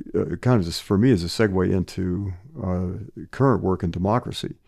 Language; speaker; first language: English; native; English